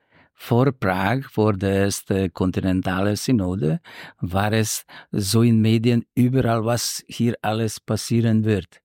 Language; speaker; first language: German; non-native, fluent; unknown